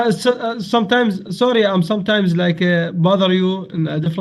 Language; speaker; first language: English; non-native, learner; Arabic